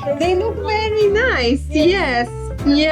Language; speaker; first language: English; non-native, fluent; Polish